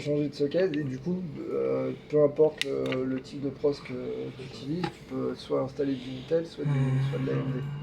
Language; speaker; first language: French; native; French